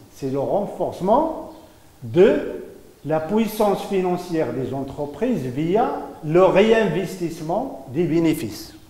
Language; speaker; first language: French; non-native, local second language; Arabic